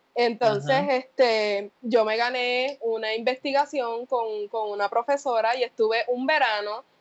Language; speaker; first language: Spanish; native; Spanish